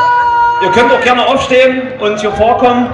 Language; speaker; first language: German; native; German